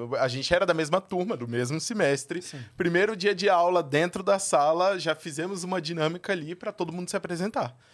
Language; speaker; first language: Portuguese; native; Portuguese